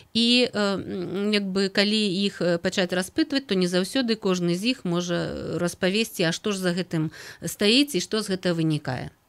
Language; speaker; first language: Belarusian; native; Belarusian